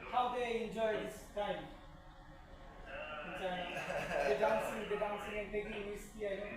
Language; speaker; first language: English; non-native, learner; Bangla